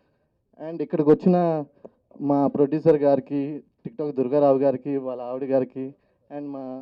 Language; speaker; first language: Telugu; native; Telugu